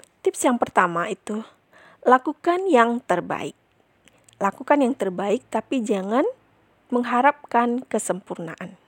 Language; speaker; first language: Indonesian; non-native, local second language; Minangkabau